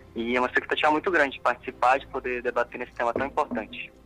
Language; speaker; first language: Portuguese; native; Portuguese